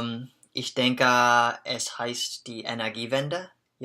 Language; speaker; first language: German; non-native, learner; English